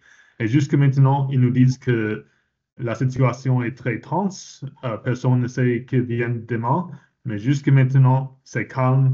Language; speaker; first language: French; non-native, fluent; English